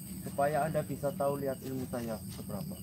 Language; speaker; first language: Indonesian; non-native, local second language; Javanese